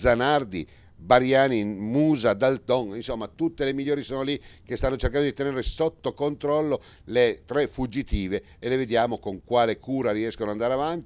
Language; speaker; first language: Italian; native; Italian